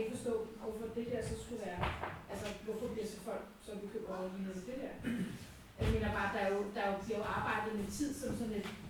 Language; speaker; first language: Danish; native; Danish